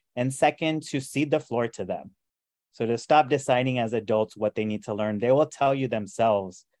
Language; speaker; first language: English; native; English